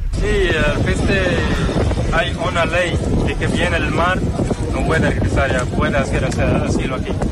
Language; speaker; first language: Spanish; non-native, learner; Arabic